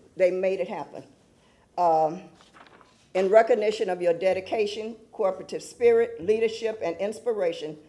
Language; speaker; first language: English; native; English